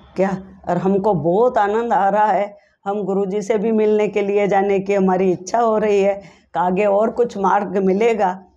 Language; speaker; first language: Hindi; native; Hindi